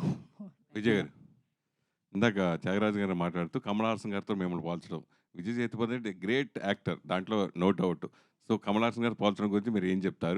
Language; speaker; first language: Telugu; native; Telugu